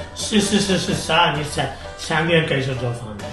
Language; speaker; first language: Chinese; non-native, fluent; Telugu